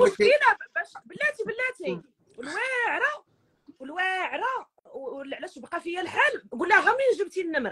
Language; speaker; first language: Arabic; native; Arabic